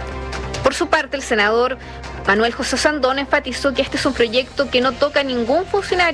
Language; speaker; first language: Spanish; native; Spanish